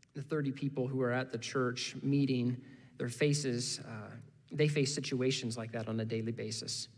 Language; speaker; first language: English; native; English